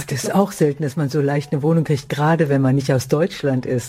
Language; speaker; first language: German; native; German